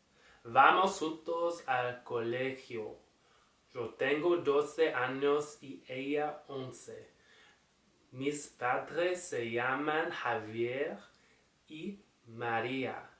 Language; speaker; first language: Spanish; non-native, learner; English